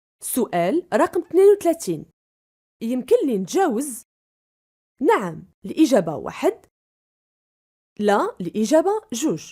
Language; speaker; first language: Arabic; native; Arabic